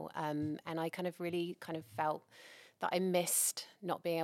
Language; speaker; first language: English; native; English